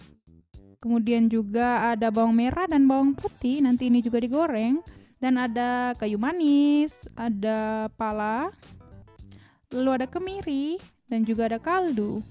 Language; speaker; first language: Indonesian; native; Indonesian